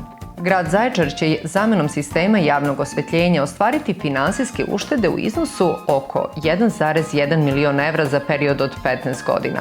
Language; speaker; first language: Serbian; native; Serbian